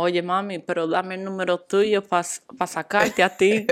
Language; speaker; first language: Spanish; early bilingual, heritage; Spanish